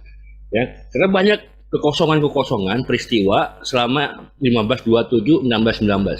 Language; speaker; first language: Indonesian; native; Indonesian